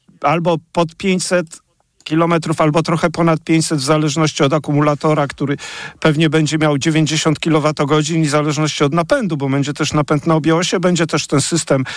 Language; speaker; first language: Polish; native; Polish